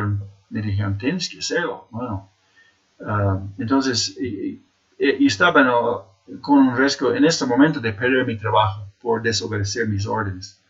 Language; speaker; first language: Spanish; non-native, fluent; English